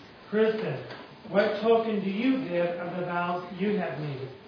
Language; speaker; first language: English; native; English